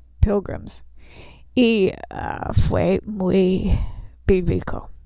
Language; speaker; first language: Spanish; non-native, learner; English